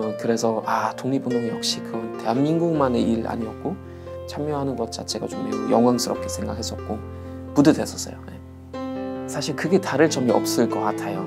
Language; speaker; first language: Korean; non-native, fluent; German